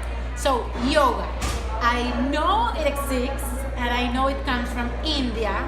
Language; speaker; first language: English; non-native, fluent; Spanish